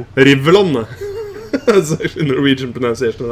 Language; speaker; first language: English; non-native, fluent; Norwegian